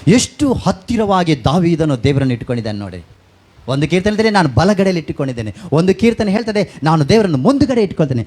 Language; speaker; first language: Kannada; non-native, local second language; Tulu